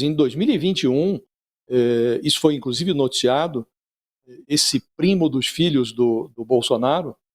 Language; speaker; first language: Portuguese; native; Portuguese